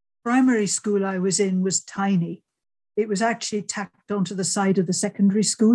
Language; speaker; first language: English; native; English